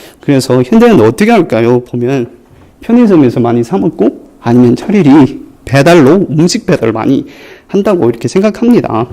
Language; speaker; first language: Korean; non-native, fluent; Chinese